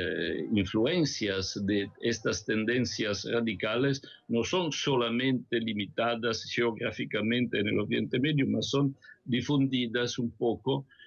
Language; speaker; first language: Spanish; non-native, fluent; Italian